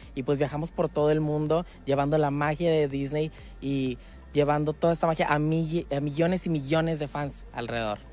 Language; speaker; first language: Spanish; native; Spanish